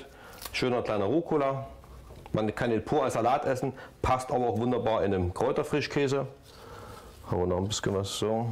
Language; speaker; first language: German; native; German